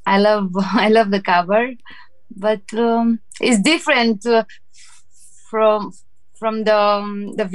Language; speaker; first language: English; non-native, learner; Romanian